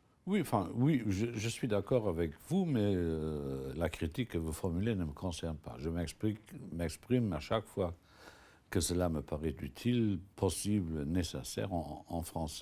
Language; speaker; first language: French; non-native, local second language; Luxembourgish